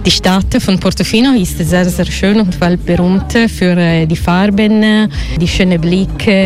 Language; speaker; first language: German; non-native, learner; Italian